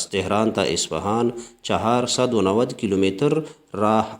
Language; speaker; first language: Persian; non-native, fluent; Urdu